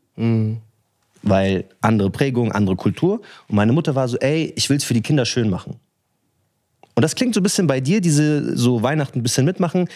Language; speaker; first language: German; early bilingual, other home language; Arabic